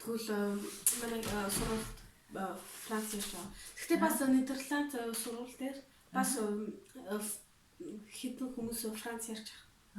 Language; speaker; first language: Mongolian; early bilingual, heritage; Mongolian